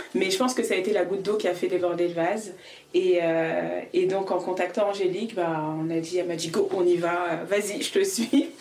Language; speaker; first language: French; native; French